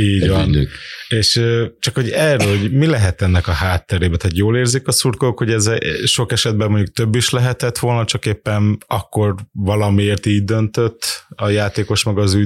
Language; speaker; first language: Hungarian; native; Hungarian